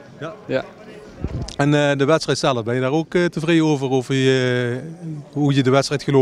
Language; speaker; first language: Dutch; native; Dutch